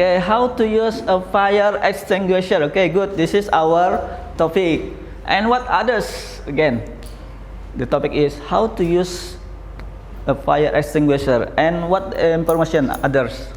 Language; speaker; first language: English; non-native, learner; Indonesian